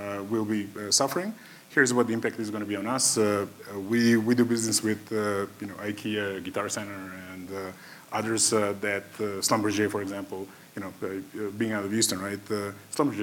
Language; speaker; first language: English; non-native, fluent; Macedonian